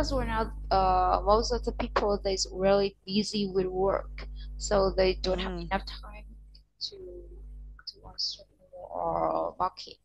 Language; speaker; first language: English; non-native, learner; Vietnamese